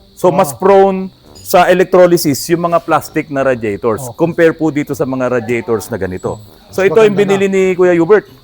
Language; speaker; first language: Filipino; native; Filipino